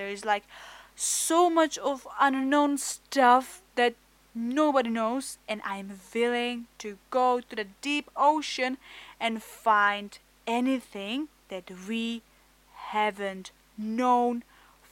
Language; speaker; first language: English; non-native, fluent; Czech